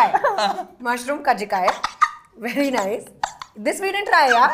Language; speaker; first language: Telugu; non-native, fluent; Hindi